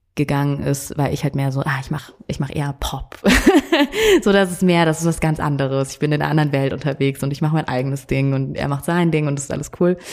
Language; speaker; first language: German; native; German